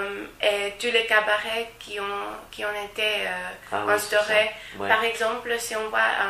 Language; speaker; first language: French; non-native, learner; Spanish